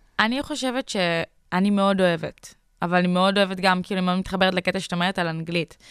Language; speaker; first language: Hebrew; native; Hebrew